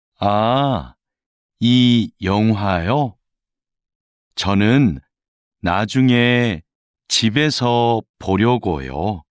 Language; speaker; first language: Korean; non-native, fluent; French